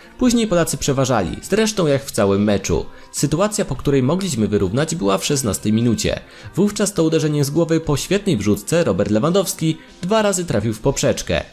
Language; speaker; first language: Polish; native; Polish